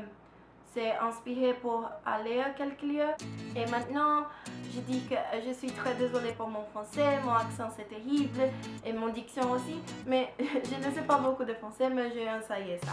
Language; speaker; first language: French; non-native, learner; Portuguese